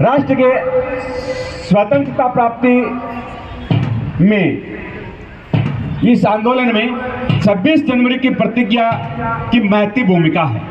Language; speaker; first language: Hindi; native; Hindi